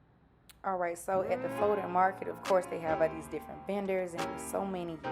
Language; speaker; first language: English; native; English